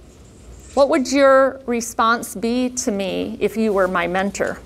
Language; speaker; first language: English; native; English